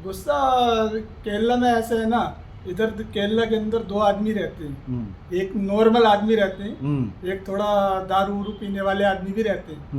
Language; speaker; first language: Hindi; native; Hindi